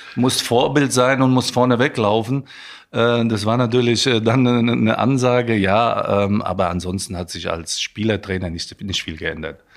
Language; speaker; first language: German; native; German